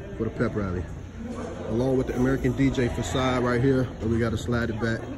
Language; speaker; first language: English; native; English